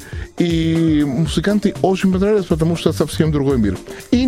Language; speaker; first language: Russian; non-native, learner; Spanish